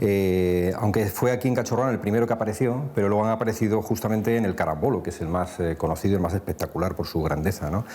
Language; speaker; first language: Spanish; native; Spanish